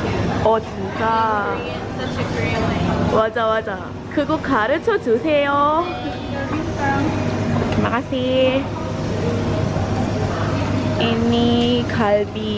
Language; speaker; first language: Korean; non-native, learner; Indonesian